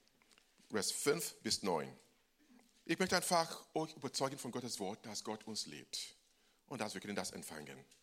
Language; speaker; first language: German; non-native, fluent; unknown